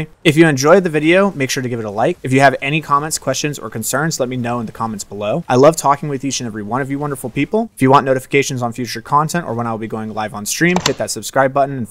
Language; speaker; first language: English; native; English